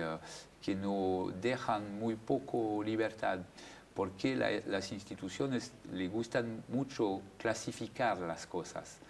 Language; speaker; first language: Spanish; non-native, fluent; French